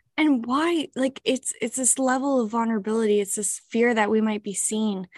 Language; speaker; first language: English; native; English